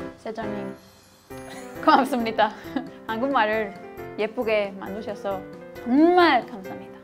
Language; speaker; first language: Korean; non-native, learner; Spanish